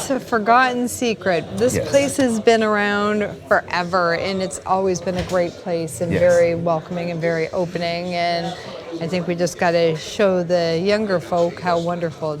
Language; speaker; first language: English; native; English